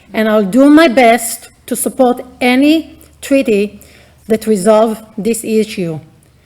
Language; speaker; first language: English; non-native, fluent; Hebrew